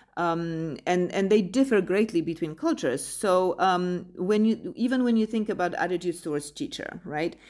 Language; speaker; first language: English; non-native, fluent; Polish